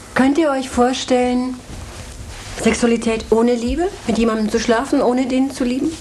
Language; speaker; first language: German; native; German